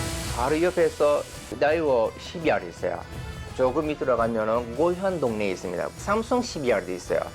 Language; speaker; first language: Korean; non-native, learner; Turkish